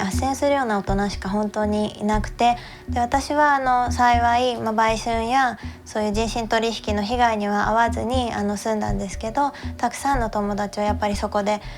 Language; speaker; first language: Japanese; native; Japanese